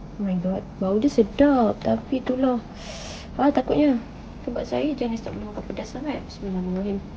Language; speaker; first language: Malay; native; Malay